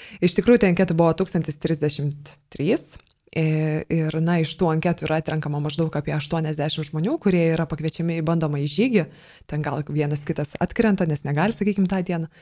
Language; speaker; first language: Lithuanian; native; Lithuanian